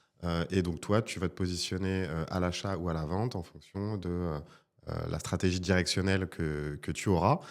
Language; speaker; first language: French; native; French